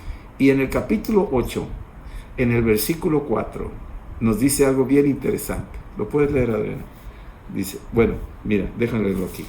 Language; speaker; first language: Spanish; native; Spanish